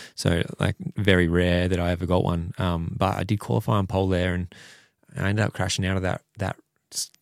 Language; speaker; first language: English; native; English